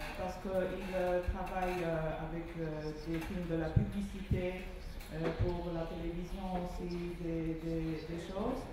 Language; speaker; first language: French; non-native, fluent; Polish